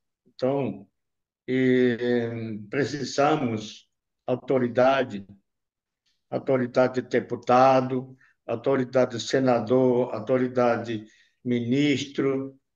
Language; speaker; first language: Portuguese; non-native, local second language; Yanomámi